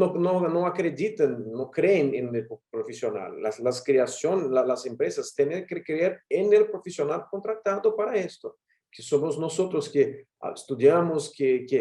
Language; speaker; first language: Spanish; non-native, learner; Portuguese